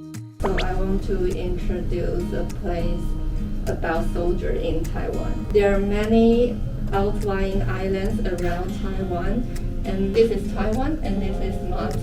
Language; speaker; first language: English; non-native, learner; Chinese